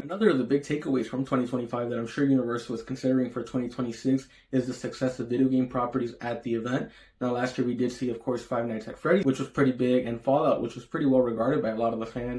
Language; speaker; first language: English; native; English